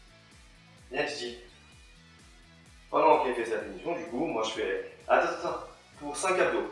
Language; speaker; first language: French; native; French